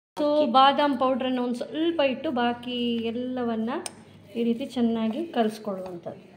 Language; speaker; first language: Kannada; non-native, local second language; Konkani